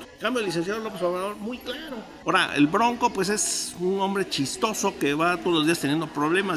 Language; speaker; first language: Spanish; native; Spanish